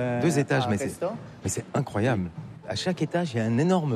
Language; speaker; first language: French; native; French